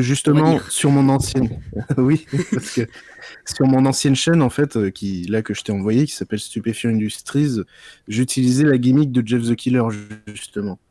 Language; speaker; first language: French; native; French